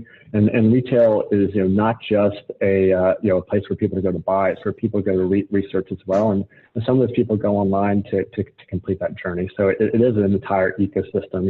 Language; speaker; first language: English; native; English